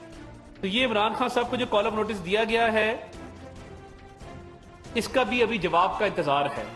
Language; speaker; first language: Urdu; non-native, local second language; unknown